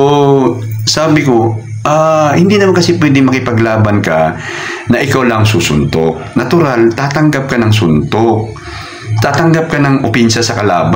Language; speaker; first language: Filipino; non-native, local second language; Cebuano